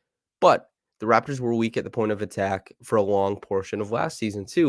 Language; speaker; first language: English; native; English